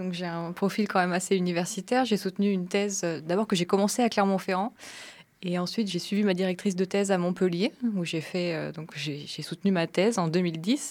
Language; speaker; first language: French; native; French